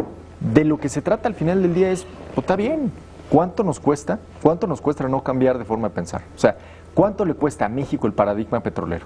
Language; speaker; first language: Spanish; native; Spanish